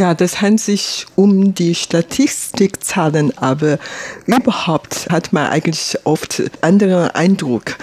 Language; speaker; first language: German; non-native, fluent; Chinese